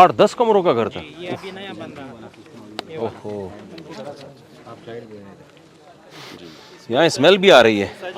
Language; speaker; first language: Urdu; native; Urdu